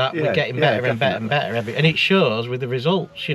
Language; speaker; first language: English; native; English